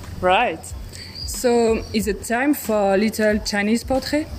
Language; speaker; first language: English; non-native, learner; French